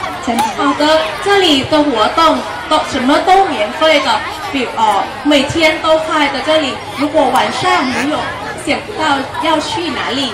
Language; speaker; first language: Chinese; non-native, learner; Thai